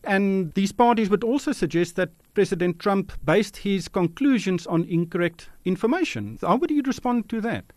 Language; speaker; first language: English; non-native, local second language; Afrikaans